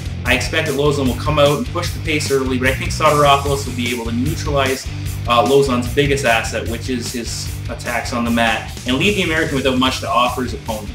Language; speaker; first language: English; native; English